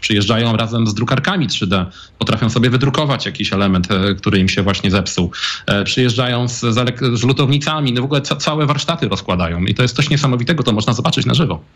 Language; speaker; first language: Polish; native; Polish